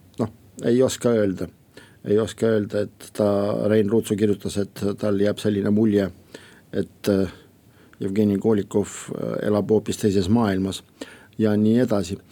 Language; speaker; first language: Estonian; non-native, local second language; Russian